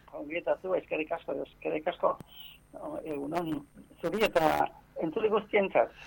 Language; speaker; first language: Basque; native; Basque